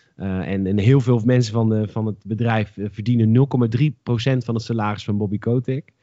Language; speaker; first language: Dutch; native; Dutch